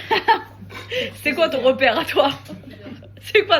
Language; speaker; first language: French; native; French